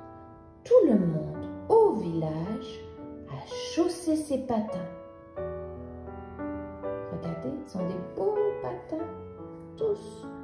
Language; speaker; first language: French; native; French